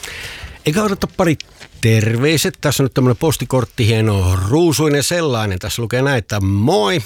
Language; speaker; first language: Finnish; native; Finnish